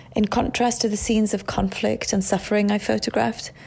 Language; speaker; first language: English; native; English